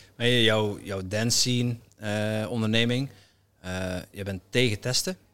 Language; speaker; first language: Dutch; native; Dutch